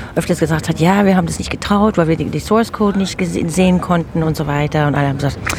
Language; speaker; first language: German; non-native, fluent; English